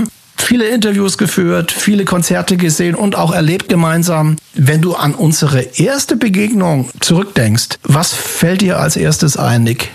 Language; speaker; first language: German; native; German